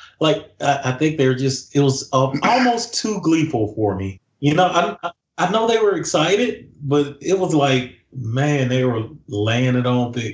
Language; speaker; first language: English; native; English